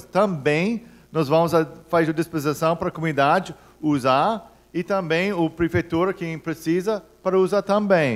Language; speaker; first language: Portuguese; non-native, fluent; English